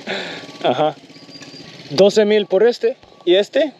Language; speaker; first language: Spanish; non-native, learner; English